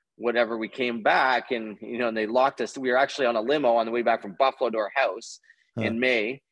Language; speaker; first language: English; native; English